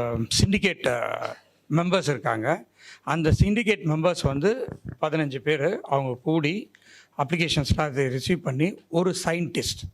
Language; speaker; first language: Tamil; native; Tamil